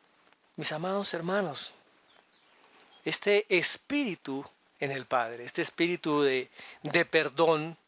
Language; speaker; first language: Spanish; native; Spanish